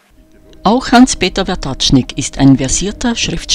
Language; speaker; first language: German; native; German